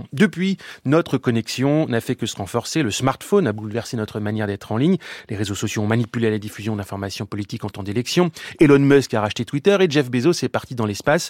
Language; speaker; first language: French; native; French